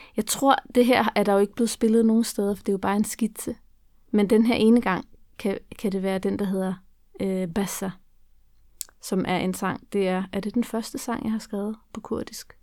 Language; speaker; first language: Danish; early bilingual, other home language; Kurdish